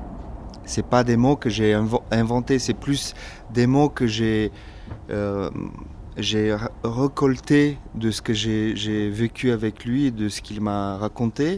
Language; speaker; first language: French; non-native, fluent; Bulgarian